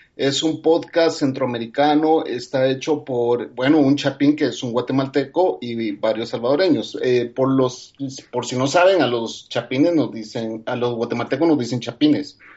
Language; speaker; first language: Spanish; native; Spanish